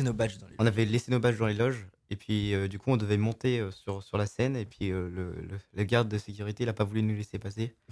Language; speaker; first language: French; native; French